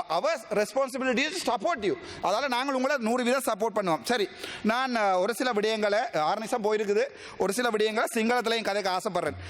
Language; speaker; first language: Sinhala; non-native, local second language; Tamil